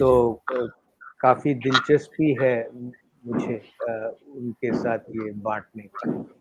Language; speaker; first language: Hindi; non-native, local second language; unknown